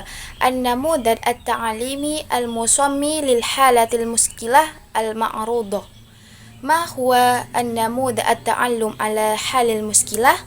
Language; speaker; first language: Arabic; non-native, learner; Indonesian